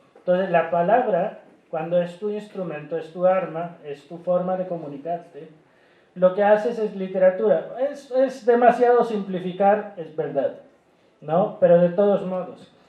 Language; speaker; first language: Spanish; non-native, fluent; Urdu